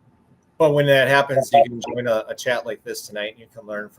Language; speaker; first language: English; native; English